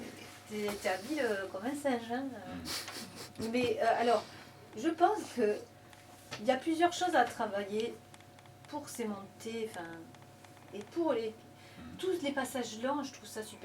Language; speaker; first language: French; native; French